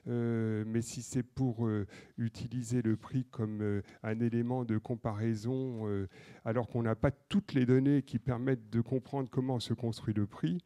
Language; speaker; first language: French; native; French